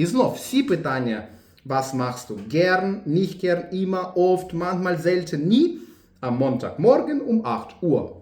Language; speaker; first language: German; non-native, fluent; Ukrainian